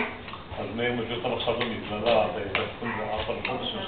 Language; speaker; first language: Hebrew; native; Hebrew